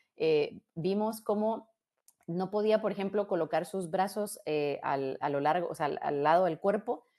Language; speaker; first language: Spanish; native; Spanish